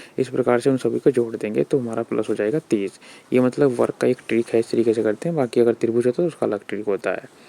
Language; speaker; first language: Hindi; native; Hindi